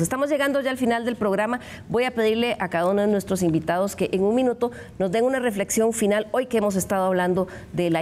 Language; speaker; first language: Spanish; native; Spanish